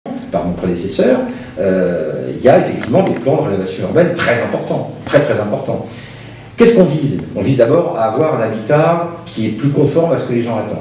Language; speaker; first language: French; native; French